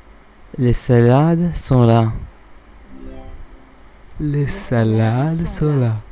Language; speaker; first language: French; non-native, learner; English